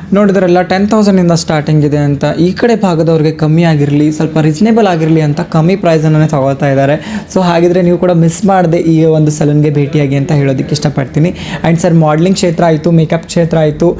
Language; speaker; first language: Kannada; native; Kannada